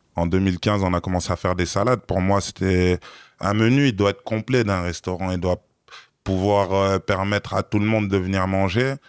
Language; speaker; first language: French; native; French